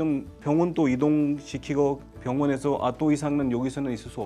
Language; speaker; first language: Korean; non-native, fluent; Urdu